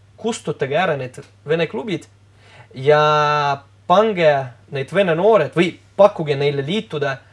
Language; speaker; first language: Estonian; non-native, local second language; Russian